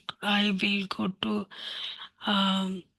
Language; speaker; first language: English; non-native, learner; Hindi